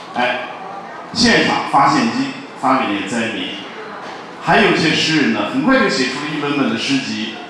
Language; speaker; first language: Chinese; native; Chinese